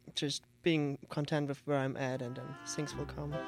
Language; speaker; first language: English; non-native, fluent; German